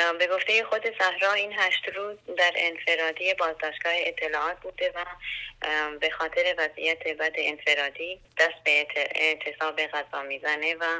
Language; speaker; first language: Persian; non-native, local second language; Central Kurdish